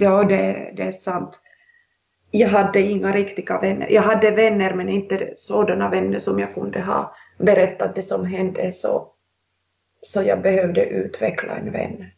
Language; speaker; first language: Swedish; non-native, local second language; Finnish